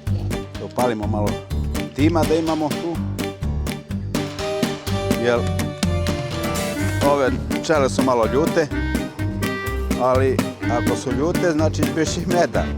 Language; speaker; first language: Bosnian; early bilingual, heritage; Serbian